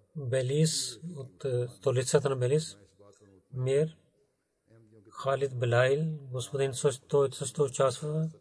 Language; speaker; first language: Bulgarian; non-native, learner; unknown